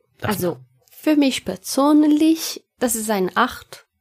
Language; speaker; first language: German; non-native, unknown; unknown